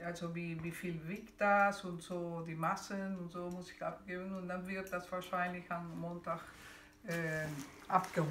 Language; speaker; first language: German; non-native, fluent; Spanish